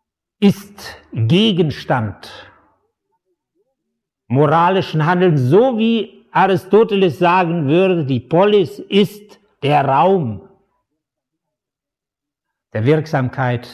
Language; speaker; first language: German; native; German